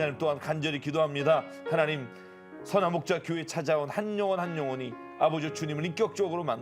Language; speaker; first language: Korean; native; Korean